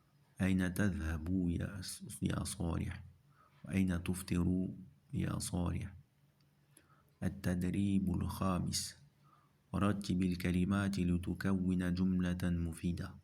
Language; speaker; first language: Arabic; non-native, fluent; French